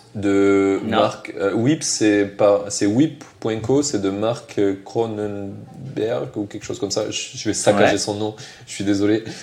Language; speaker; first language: French; native; French